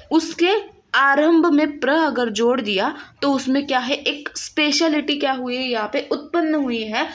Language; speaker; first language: Hindi; non-native, local second language; Marathi